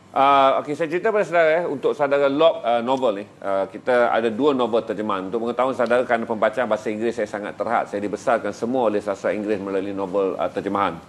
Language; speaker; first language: Malay; native; Malay